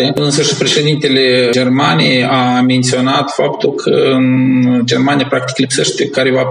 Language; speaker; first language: Romanian; native; Romanian